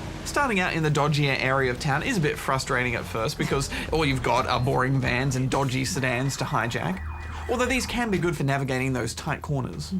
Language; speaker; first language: English; native; English